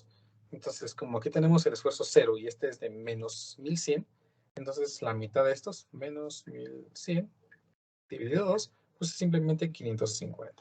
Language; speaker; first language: Spanish; native; Spanish